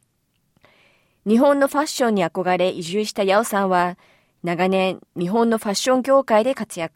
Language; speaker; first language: Japanese; native; Japanese